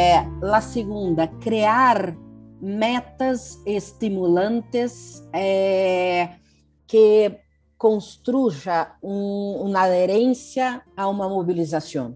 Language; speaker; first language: Spanish; non-native, learner; Portuguese